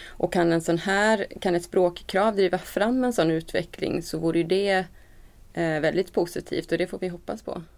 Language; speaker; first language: Swedish; native; Swedish